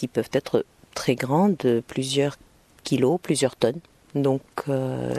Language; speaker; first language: French; non-native, local second language; Arabic